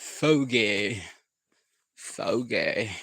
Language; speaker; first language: English; non-native, learner; Indonesian